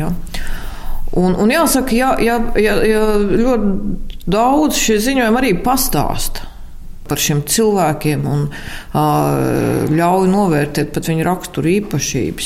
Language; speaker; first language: Latvian; native; Latvian